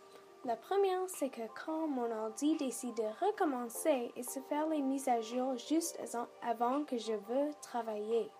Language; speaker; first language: French; non-native, learner; English